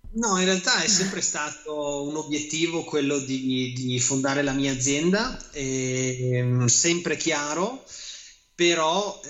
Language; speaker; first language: Italian; native; Italian